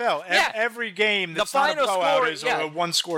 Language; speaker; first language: English; native; English